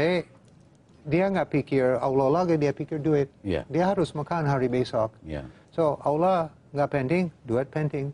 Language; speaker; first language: Indonesian; non-native, fluent; English